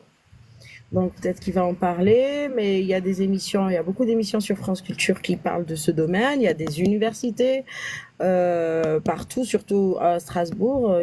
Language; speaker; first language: French; native; French